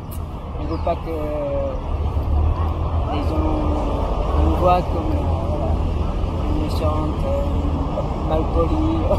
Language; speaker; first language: French; non-native, fluent; Japanese